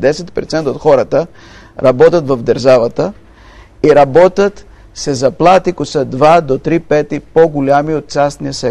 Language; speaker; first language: Bulgarian; non-native, fluent; Greek